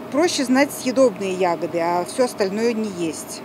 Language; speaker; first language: Russian; native; Russian